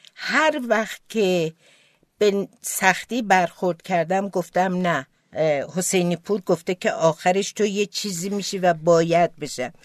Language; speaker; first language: Persian; non-native, local second language; Azerbaijani